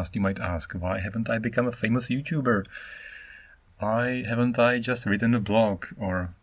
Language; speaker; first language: English; non-native, fluent; Czech